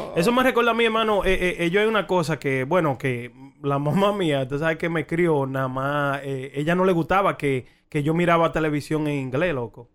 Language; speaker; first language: Spanish; early bilingual, heritage; Spanish